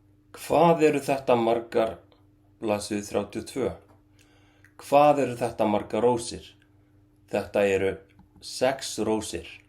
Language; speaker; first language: Icelandic; non-native, fluent; Arabic